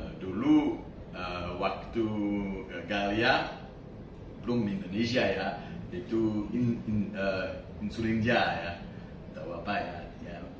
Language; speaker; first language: Indonesian; non-native, fluent; French